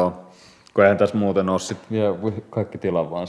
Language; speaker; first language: Finnish; native; Finnish